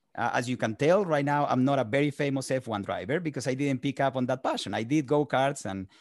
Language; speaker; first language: English; non-native, fluent; Spanish